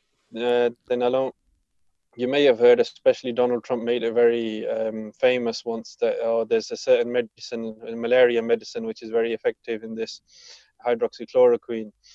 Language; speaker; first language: English; early bilingual, other home language; Punjabi